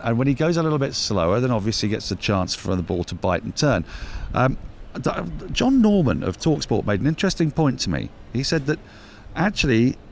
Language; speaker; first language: English; native; English